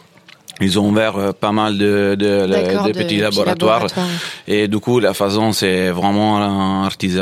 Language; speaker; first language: French; non-native, fluent; Italian